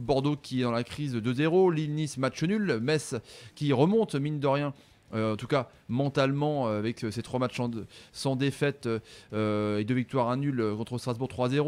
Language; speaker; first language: French; native; French